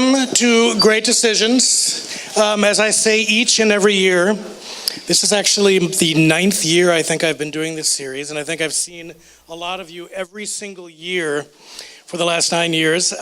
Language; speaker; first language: English; native; English